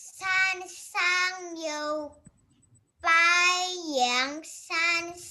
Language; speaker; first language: Chinese; non-native, learner; Indonesian